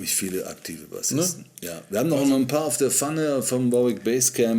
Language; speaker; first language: German; native; German